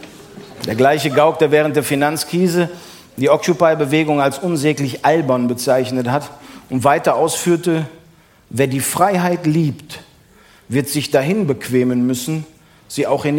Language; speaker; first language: German; native; German